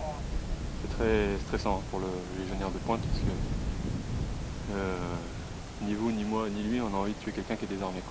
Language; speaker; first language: French; native; French